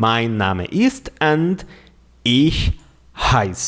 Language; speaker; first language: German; non-native, fluent; Portuguese